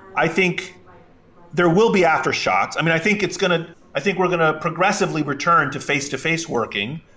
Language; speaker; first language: English; early bilingual, other home language; Greek